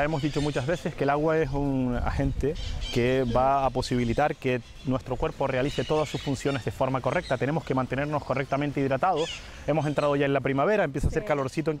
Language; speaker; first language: Spanish; native; Spanish